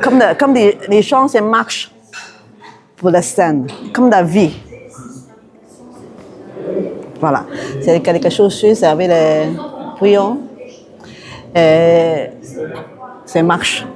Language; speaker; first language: French; non-native, learner; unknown